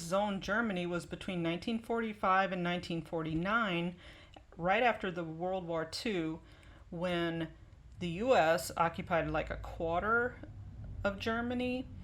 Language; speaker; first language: English; native; English